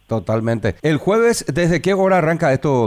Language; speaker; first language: Spanish; native; Spanish